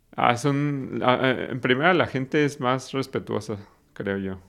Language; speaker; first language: Spanish; native; Spanish